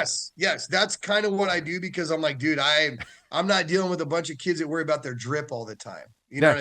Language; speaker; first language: English; native; English